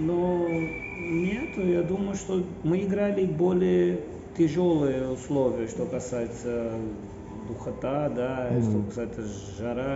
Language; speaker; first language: Russian; non-native, fluent; Portuguese